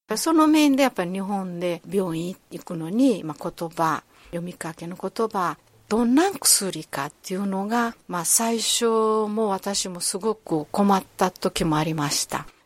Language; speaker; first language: Japanese; non-native, fluent; Portuguese